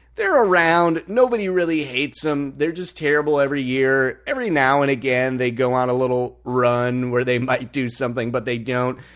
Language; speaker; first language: English; native; English